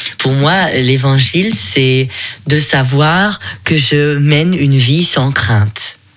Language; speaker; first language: French; non-native, fluent; German